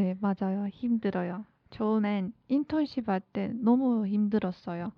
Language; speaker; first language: Korean; non-native, learner; Turkish